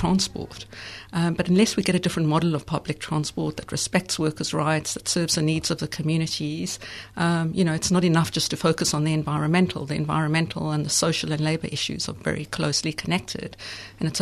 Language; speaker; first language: English; native; English